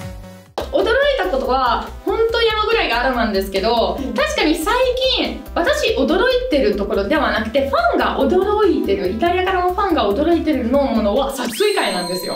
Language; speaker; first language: Japanese; non-native, fluent; Italian